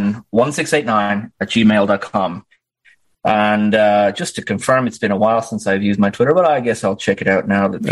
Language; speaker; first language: English; native; English